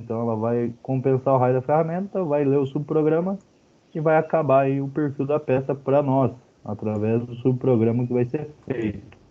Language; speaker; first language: Portuguese; native; Portuguese